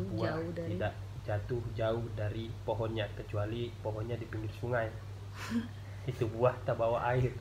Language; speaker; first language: Indonesian; non-native, local second language; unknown